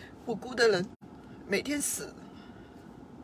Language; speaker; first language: Chinese; non-native, fluent; Burmese